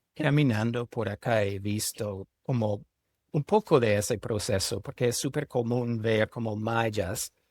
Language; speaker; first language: Spanish; non-native, fluent; English